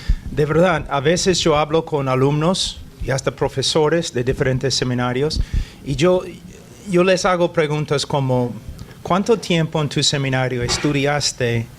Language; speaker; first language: Spanish; non-native, fluent; English